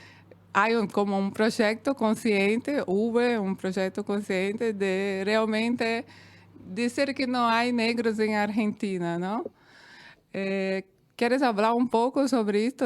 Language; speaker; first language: Spanish; non-native, fluent; Portuguese